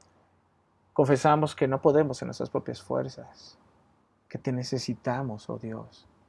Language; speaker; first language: Spanish; native; Spanish